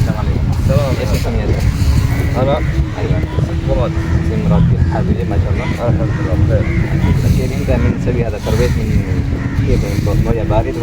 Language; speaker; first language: Arabic; non-native, learner; Urdu